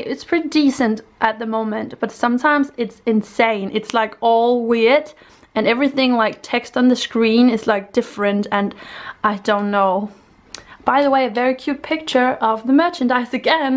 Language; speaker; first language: English; non-native, fluent; Danish